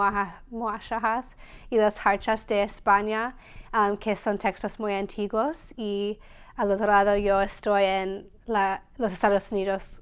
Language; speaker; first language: Spanish; non-native, learner; English